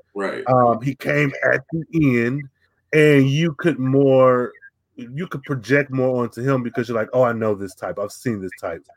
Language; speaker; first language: English; native; English